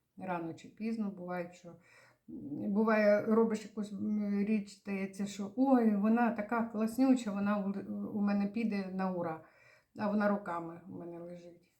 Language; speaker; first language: Ukrainian; native; Ukrainian